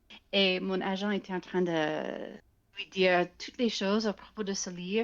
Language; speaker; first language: French; non-native, fluent; English